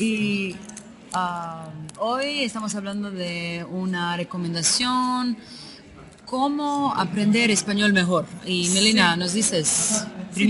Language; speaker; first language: Spanish; non-native, learner; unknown